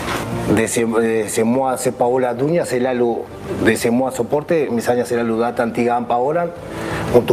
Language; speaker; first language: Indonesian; non-native, fluent; Spanish